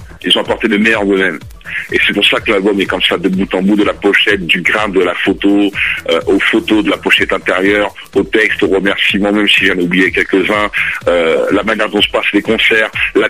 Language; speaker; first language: French; early bilingual, other home language; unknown